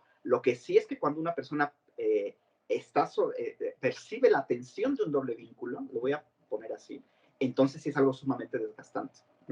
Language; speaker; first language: Spanish; native; Spanish